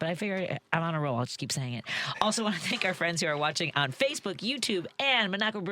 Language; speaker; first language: English; native; English